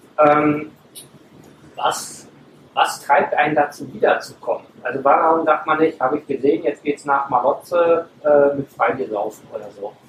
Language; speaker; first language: German; native; German